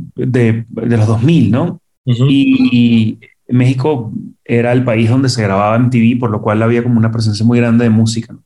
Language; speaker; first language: Spanish; native; Spanish